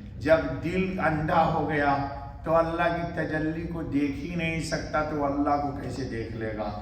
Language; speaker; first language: Urdu; native; Urdu